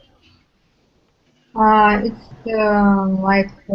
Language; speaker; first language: English; non-native, learner; Russian